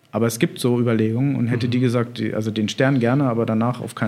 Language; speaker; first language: German; native; German